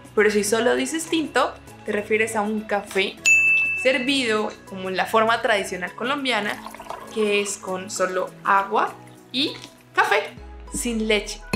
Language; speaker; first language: Spanish; native; Spanish